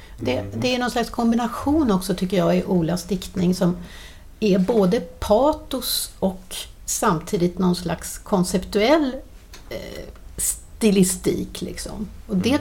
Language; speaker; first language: Swedish; native; Swedish